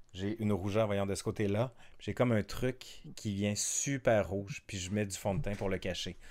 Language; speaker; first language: French; native; French